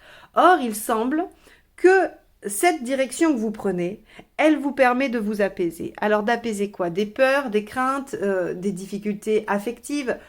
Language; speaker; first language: French; native; French